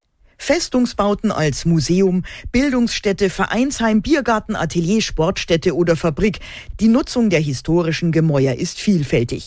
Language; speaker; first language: German; native; German